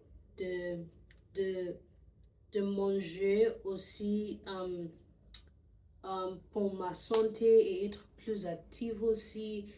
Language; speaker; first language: French; non-native, learner; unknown